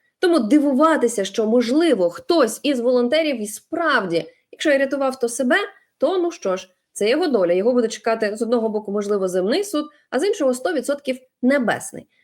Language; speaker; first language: Ukrainian; non-native, local second language; Russian